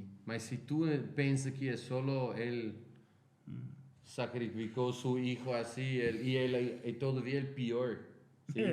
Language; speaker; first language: Spanish; non-native, fluent; Portuguese